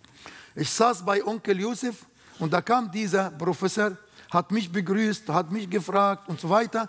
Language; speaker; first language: German; non-native, learner; Arabic